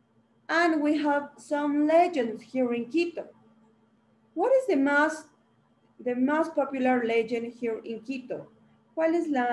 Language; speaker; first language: English; non-native, learner; Spanish